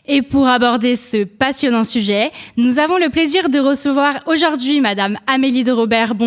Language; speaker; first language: French; native; French